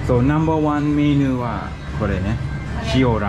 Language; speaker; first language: Japanese; non-native, learner; Thai